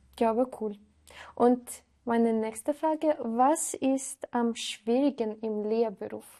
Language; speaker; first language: German; non-native, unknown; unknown